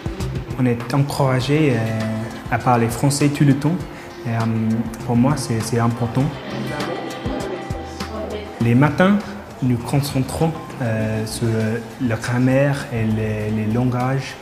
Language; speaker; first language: French; non-native, fluent; English